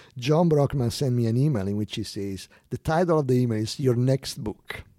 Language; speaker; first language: English; non-native, fluent; Italian